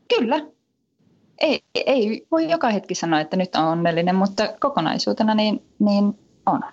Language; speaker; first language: Finnish; native; Finnish